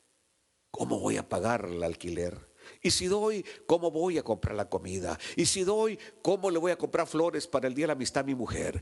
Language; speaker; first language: Spanish; native; Spanish